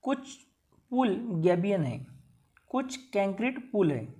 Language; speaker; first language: Hindi; non-native, local second language; Marathi